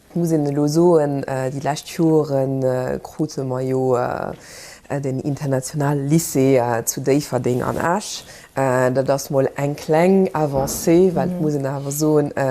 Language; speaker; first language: Luxembourgish; early bilingual, other home language; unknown